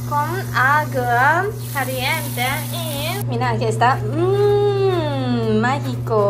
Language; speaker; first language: Spanish; non-native, learner; Japanese